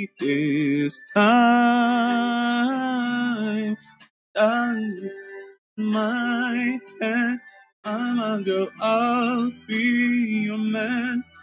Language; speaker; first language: English; non-native, learner; Persian